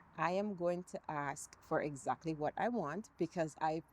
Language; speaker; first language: English; native; English